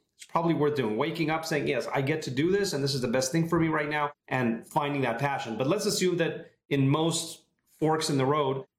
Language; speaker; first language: English; non-native, fluent; Hebrew